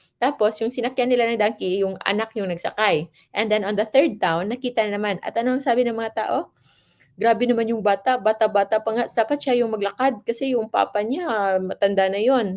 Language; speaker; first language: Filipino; non-native, local second language; Hiligaynon